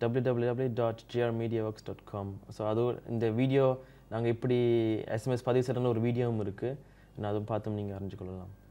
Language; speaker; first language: Tamil; early bilingual, heritage; Tamil